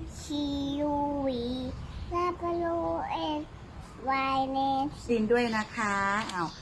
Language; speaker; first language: Thai; native; Thai